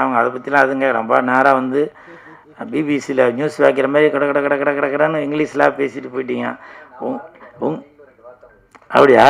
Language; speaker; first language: Tamil; native; Tamil